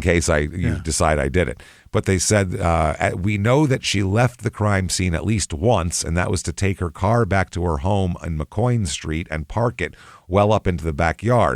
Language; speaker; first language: English; native; English